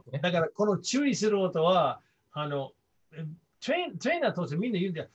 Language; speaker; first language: Japanese; non-native, fluent; English